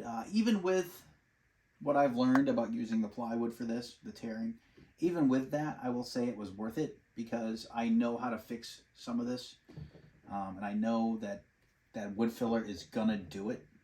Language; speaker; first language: English; native; English